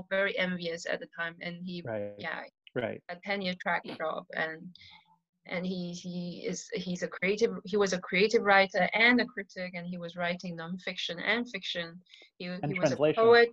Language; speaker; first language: English; non-native, fluent; Wu Chinese